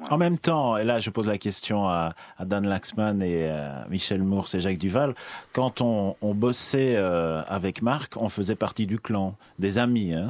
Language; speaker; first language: French; native; French